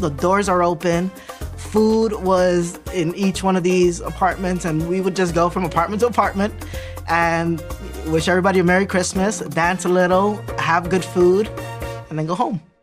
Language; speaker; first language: English; early bilingual, other home language; Spanish